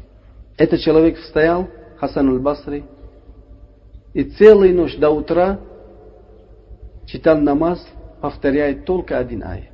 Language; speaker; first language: Russian; non-native, learner; Uzbek